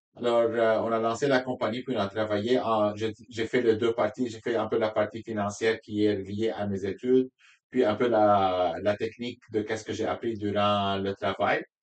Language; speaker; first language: French; non-native, local second language; Arabic